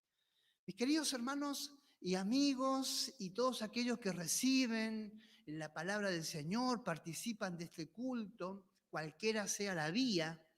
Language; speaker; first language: Spanish; native; Spanish